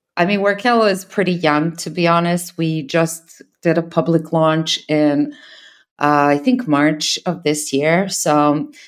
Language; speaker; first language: English; non-native, fluent; Serbian